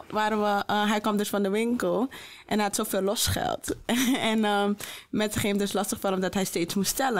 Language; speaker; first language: Dutch; native; Dutch